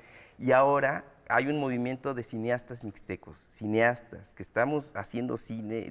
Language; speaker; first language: Spanish; native; Spanish